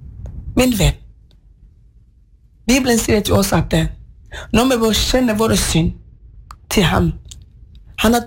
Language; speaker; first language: Norwegian; non-native, fluent; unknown